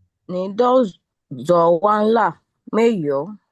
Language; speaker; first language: Chinese; non-native, learner; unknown